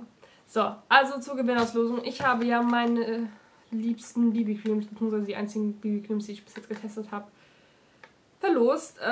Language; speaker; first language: German; native; German